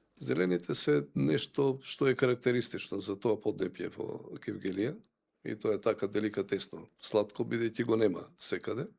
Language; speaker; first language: Macedonian; native; Macedonian